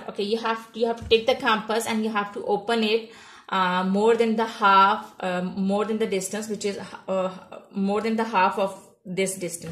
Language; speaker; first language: English; non-native, local second language; Urdu